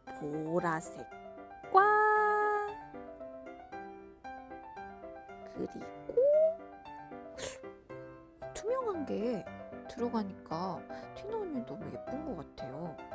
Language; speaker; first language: Korean; native; Korean